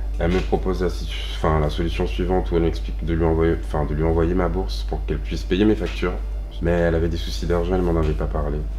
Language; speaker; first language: French; native; French